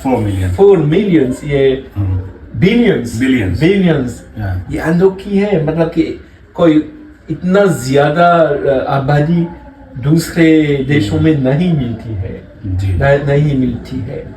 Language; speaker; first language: Hindi; non-native, learner; French